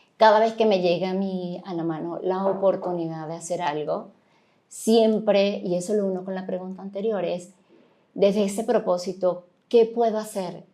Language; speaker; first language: Spanish; native; Spanish